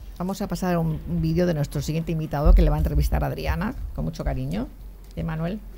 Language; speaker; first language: Spanish; native; Spanish